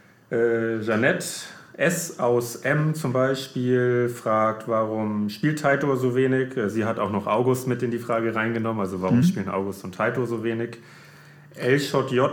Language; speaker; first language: German; native; German